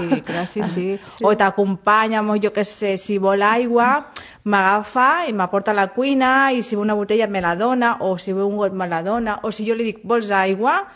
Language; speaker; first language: Catalan; non-native, local second language; Spanish